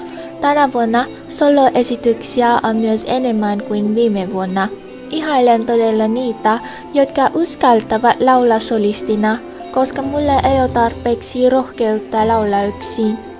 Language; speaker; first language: Finnish; non-native, learner; Vietnamese